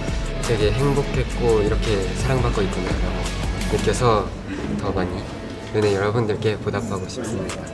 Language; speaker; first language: Korean; non-native, fluent; Japanese